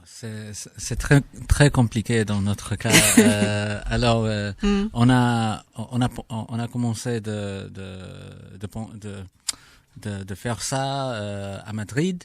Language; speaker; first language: French; non-native, learner; English